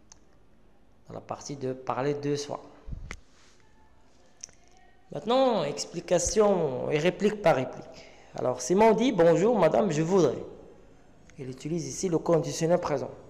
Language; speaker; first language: French; non-native, local second language; Arabic